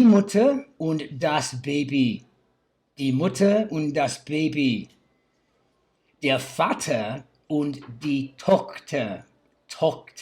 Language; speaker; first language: German; non-native, learner; English